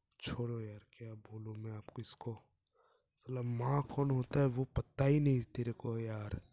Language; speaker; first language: Hindi; non-native, local second language; Bangla